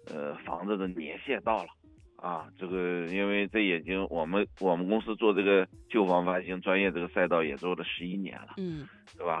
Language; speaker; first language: Chinese; native; Chinese